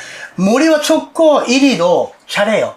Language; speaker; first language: Korean; non-native, learner; Japanese